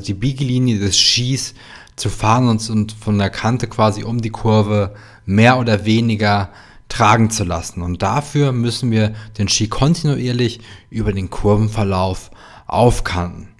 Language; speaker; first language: German; native; German